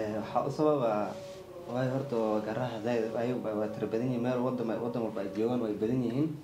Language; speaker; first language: Somali; non-native, local second language; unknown